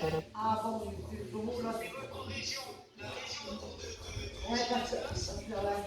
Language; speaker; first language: French; native; French